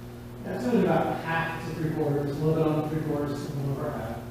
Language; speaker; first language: English; native; English